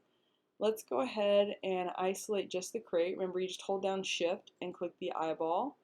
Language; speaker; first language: English; native; English